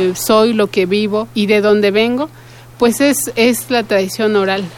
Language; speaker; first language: Spanish; native; Spanish